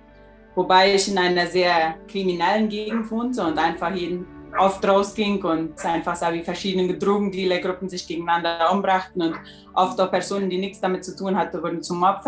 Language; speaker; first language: German; early bilingual, heritage; German